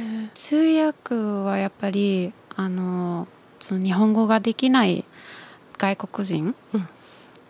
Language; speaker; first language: Japanese; non-native, fluent; German